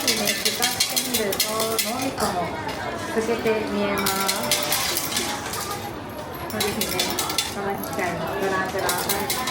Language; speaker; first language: Japanese; native; Japanese